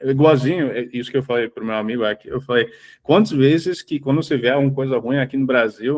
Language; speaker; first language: Portuguese; early bilingual, heritage; English